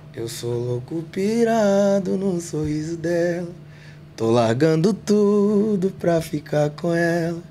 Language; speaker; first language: Portuguese; native; Portuguese